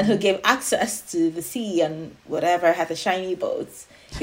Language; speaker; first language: English; non-native, local second language; Yoruba